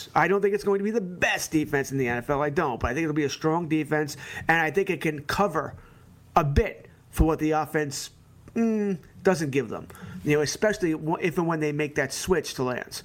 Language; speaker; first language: English; native; English